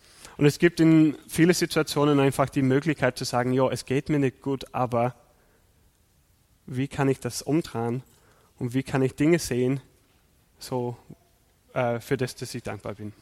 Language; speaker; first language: German; non-native, fluent; English